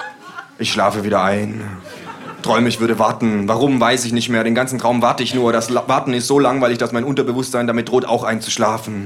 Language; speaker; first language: German; native; German